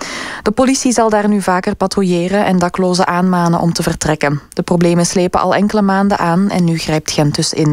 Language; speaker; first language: Dutch; native; Dutch